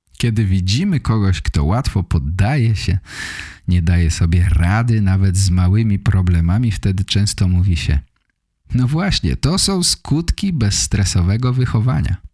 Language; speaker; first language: Polish; native; Polish